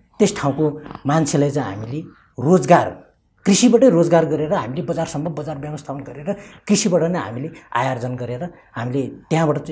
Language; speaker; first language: Nepali; non-native, local second language; Eastern Tamang